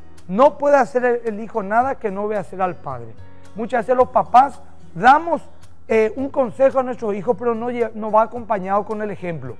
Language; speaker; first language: Spanish; native; Spanish